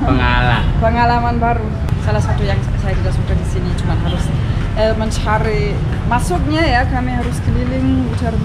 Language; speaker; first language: Indonesian; non-native, fluent; German